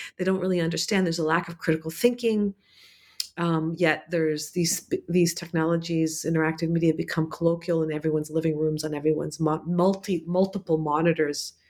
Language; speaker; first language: English; early bilingual, other home language; Arabic